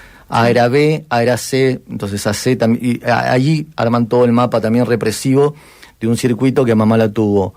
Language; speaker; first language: Spanish; native; Spanish